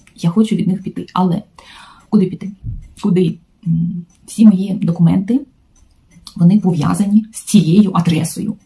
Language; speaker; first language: Ukrainian; non-native, local second language; Russian